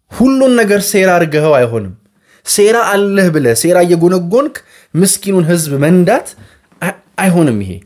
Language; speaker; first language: Amharic; native; Amharic